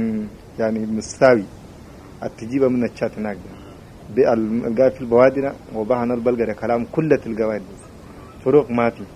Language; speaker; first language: Arabic; native; Arabic